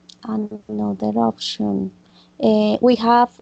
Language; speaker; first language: English; non-native, learner; Spanish